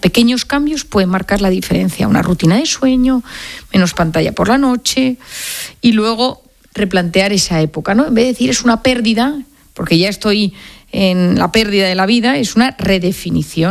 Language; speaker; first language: Spanish; native; Spanish